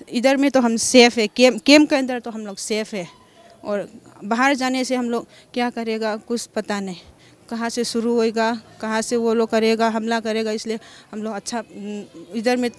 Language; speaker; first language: Hindi; non-native, local second language; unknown